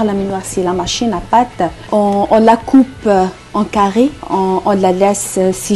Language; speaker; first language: French; non-native, local second language; Arabic